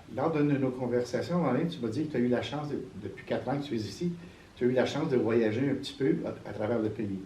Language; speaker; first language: French; native; French